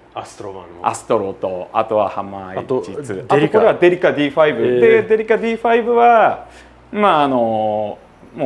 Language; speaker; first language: Japanese; native; Japanese